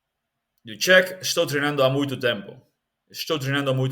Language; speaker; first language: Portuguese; non-native, learner; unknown